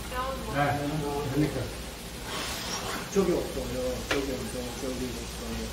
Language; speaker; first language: Korean; non-native, learner; Turkish